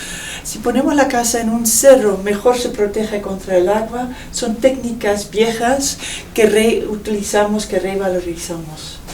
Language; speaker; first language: Spanish; non-native, fluent; Dutch